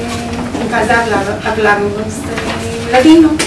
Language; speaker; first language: Spanish; early bilingual, heritage; Ladino